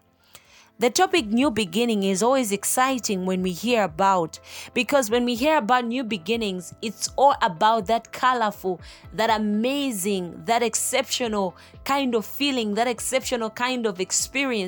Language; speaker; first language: English; non-native, local second language; Nyanja